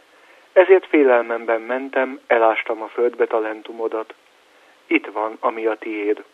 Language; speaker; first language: Hungarian; native; Hungarian